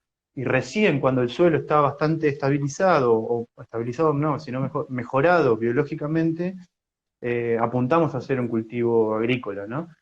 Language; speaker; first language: Spanish; native; Spanish